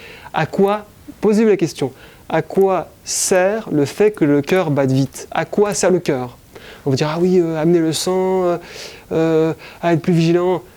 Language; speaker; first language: French; native; French